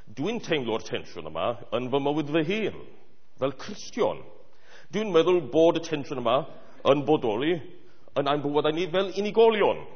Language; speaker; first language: Welsh; non-native, fluent; English